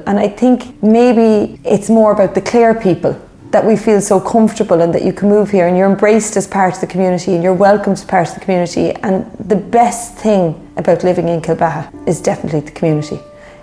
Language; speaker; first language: English; native; English